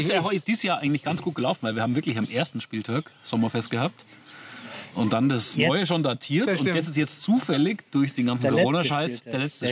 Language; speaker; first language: German; native; German